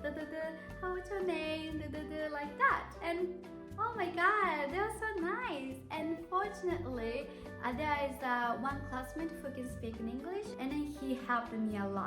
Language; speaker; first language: English; non-native, fluent; Japanese